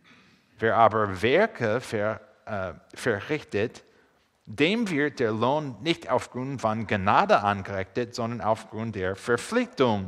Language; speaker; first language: German; non-native, fluent; English